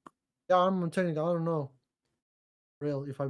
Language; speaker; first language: English; non-native, learner; Portuguese